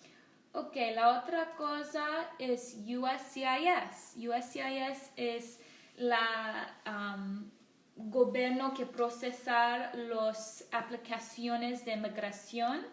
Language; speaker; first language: Spanish; non-native, learner; English